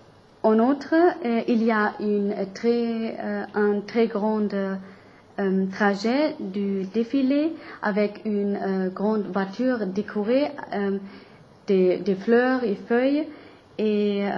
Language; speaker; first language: French; non-native, learner; German